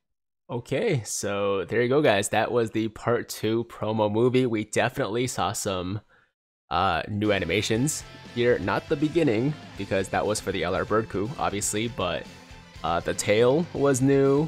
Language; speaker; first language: English; native; English